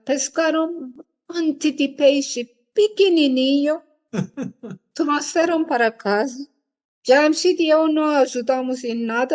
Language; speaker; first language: Portuguese; non-native, fluent; Persian